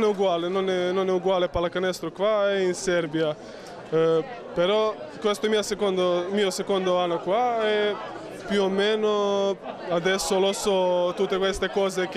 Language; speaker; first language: Italian; non-native, learner; Serbian